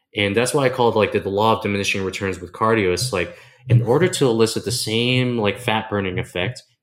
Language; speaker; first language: English; native; English